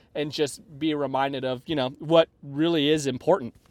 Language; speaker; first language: English; native; English